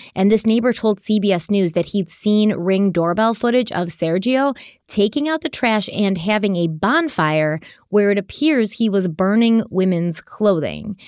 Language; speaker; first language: English; native; English